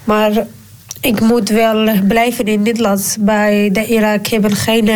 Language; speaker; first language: Dutch; non-native, learner; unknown